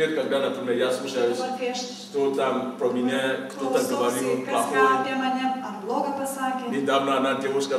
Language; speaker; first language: Russian; non-native, fluent; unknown